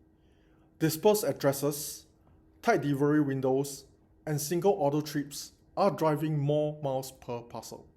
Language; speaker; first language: English; non-native, learner; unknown